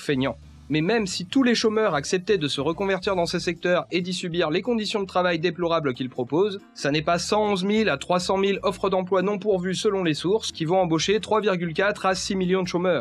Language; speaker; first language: French; native; French